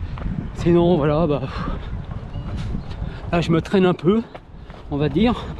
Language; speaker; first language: French; native; French